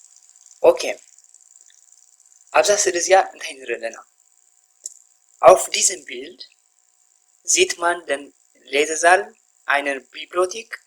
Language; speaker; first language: German; non-native, fluent; Tigrinya